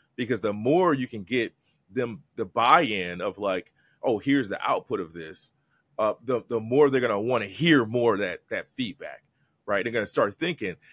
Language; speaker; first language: English; native; English